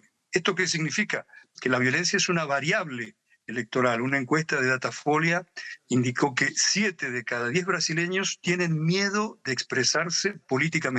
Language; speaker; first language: Spanish; native; Spanish